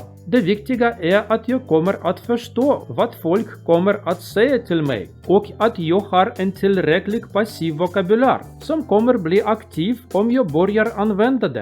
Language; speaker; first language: Swedish; non-native, learner; Russian